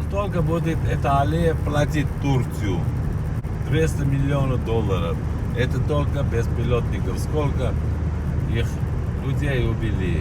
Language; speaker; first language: Russian; non-native, learner; Armenian